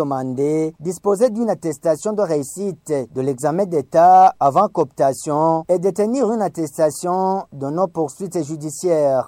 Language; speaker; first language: French; non-native, local second language; Rundi